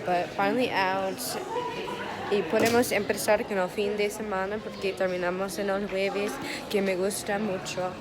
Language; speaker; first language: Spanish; non-native, learner; English